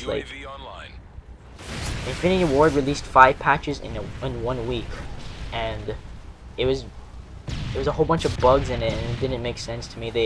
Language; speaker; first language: English; native; English